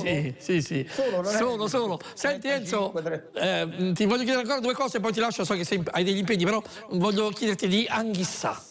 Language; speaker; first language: Italian; native; Italian